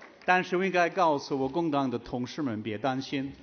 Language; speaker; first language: Chinese; non-native, fluent; English